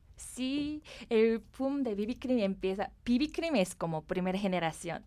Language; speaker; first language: Spanish; non-native, fluent; Korean